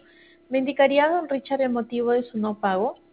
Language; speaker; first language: Spanish; native; Spanish